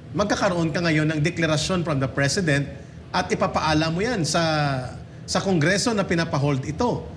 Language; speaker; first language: Filipino; non-native, local second language; Hiligaynon